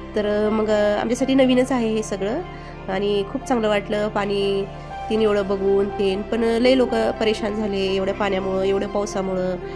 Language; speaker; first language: Marathi; early bilingual, heritage; Marathi